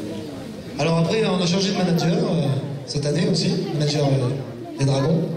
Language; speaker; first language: French; native; French